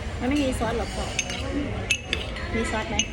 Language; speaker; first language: Thai; native; Thai